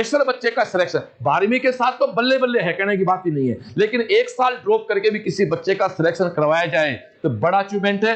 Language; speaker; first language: Hindi; native; Hindi